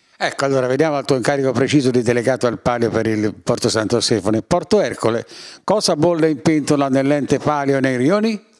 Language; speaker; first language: Italian; native; Italian